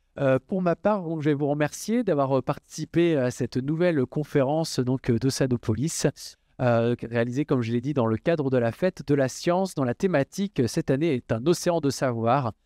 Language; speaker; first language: French; native; French